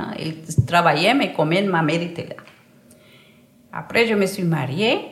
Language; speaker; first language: French; non-native, learner; Spanish